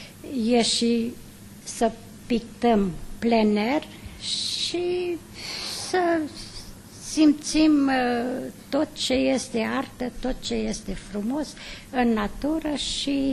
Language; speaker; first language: Romanian; non-native, local second language; Hungarian